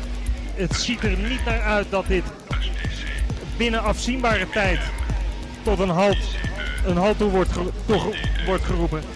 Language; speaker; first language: Dutch; native; Dutch